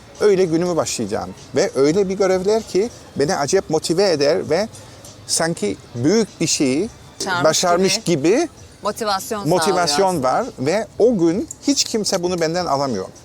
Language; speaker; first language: Turkish; non-native, fluent; German